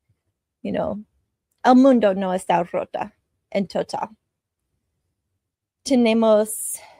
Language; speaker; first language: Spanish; non-native, learner; English